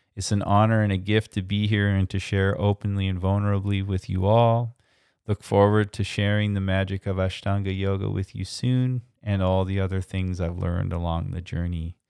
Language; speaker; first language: English; early bilingual, other home language; German